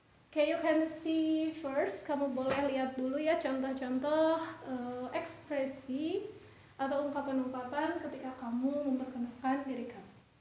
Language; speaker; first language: Indonesian; non-native, local second language; Sundanese